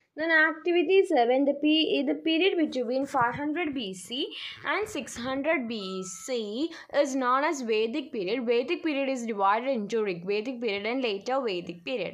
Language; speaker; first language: English; non-native, local second language; Malayalam